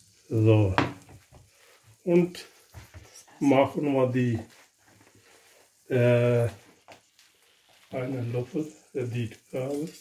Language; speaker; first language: German; non-native, learner; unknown